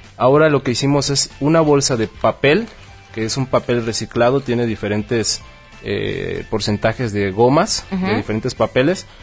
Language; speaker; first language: Spanish; native; Spanish